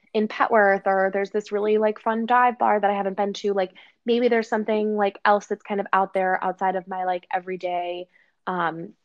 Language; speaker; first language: English; native; English